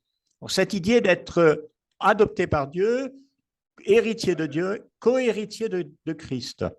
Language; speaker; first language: French; native; French